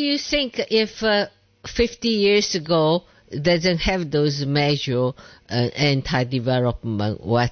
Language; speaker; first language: English; non-native, learner; Chinese